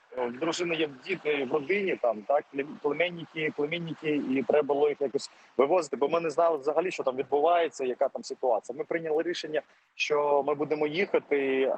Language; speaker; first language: Ukrainian; non-native, fluent; Russian